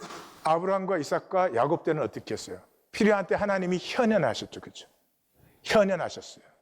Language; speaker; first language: Korean; native; Korean